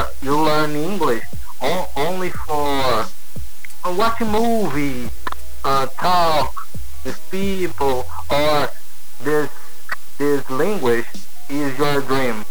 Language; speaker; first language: English; non-native, learner; Portuguese